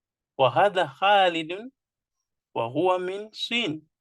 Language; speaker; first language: Arabic; non-native, fluent; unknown